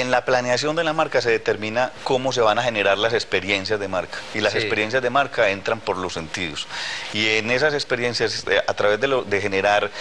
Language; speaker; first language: Spanish; native; Spanish